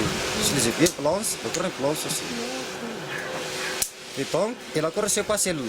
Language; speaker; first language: French; non-native, local second language; Malagasy